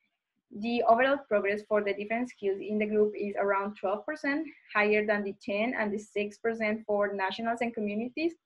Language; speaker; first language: English; non-native, fluent; Spanish